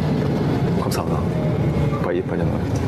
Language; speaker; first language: Vietnamese; non-native, learner; Korean